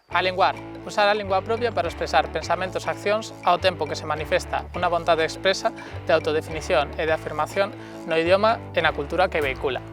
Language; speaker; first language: Galician; non-native, local second language; Spanish